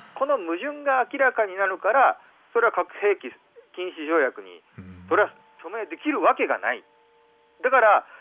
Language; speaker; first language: Japanese; native; Japanese